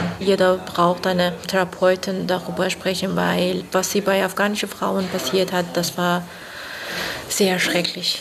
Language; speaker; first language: German; non-native, fluent; Persian